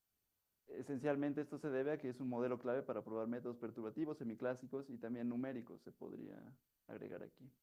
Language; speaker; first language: Spanish; native; Spanish